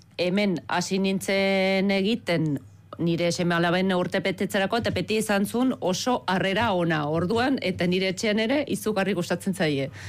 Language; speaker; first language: Basque; non-native, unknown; Swiss German